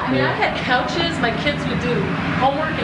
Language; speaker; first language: English; native; English